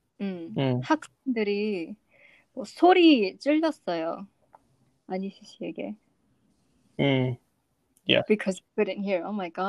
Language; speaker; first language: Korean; non-native, learner; English